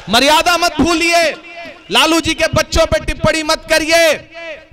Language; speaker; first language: Hindi; native; Hindi